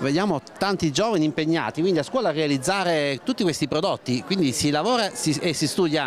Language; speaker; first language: Italian; native; Italian